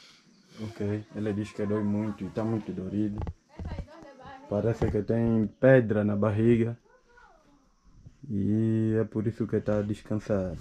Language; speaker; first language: Portuguese; non-native, fluent; Vietnamese